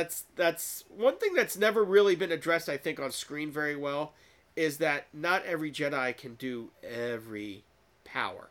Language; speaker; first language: English; native; English